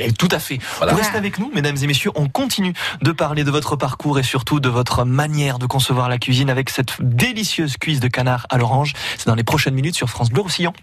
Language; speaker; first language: French; native; French